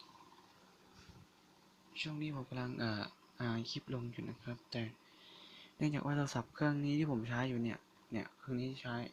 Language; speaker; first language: Thai; native; Thai